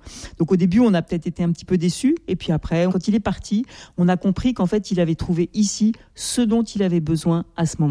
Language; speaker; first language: French; native; French